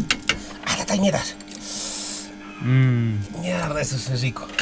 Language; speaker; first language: Spanish; native; Spanish